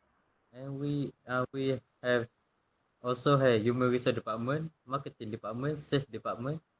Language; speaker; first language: English; non-native, local second language; Malay